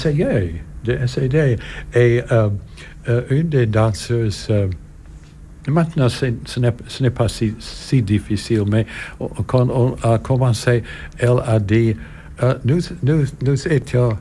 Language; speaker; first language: French; non-native, learner; English